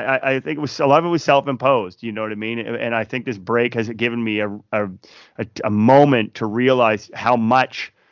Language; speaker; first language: English; native; English